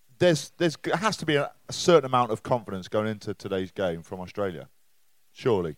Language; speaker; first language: English; native; English